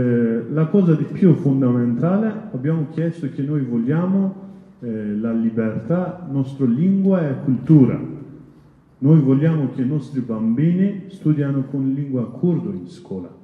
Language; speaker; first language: Italian; non-native, learner; Kurdish